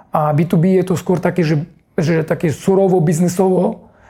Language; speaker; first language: Slovak; non-native, fluent; Russian